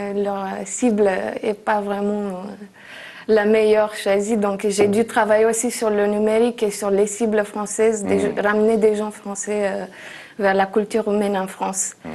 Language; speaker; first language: French; non-native, fluent; Romanian